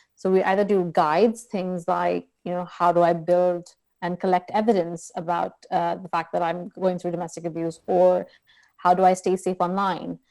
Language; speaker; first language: English; non-native, local second language; Urdu